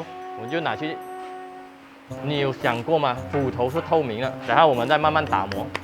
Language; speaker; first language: Chinese; native; Chinese